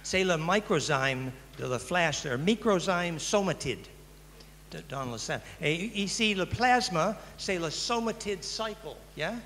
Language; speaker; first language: French; non-native, learner; English